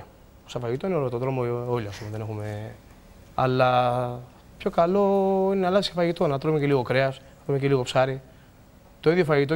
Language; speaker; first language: Greek; native; Greek